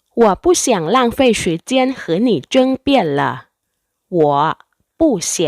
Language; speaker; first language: Chinese; non-native, fluent; Thai